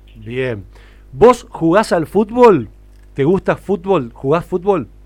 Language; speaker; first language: Spanish; native; Spanish